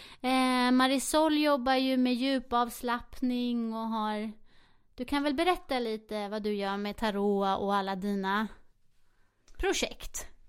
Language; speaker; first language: Swedish; native; Swedish